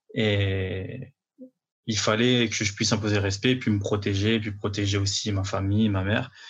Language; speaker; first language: French; native; French